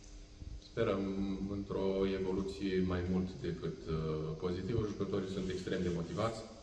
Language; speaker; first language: Romanian; native; Romanian